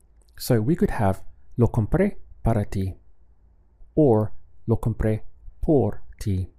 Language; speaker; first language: Spanish; non-native, fluent; English